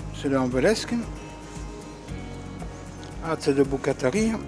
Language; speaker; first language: Romanian; non-native, learner; French